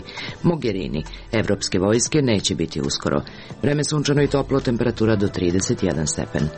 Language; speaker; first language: Serbian; native; Serbian